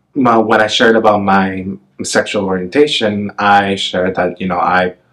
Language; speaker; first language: English; native; English